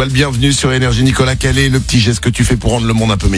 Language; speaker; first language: French; native; French